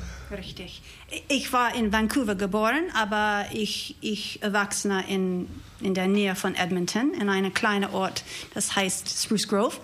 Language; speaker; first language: German; non-native, learner; English